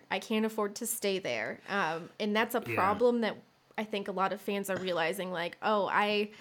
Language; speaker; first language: English; native; English